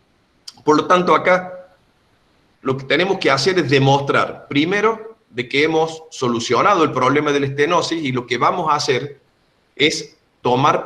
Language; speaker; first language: Spanish; native; Spanish